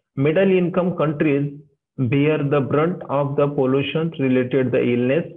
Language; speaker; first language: English; non-native, local second language; Marathi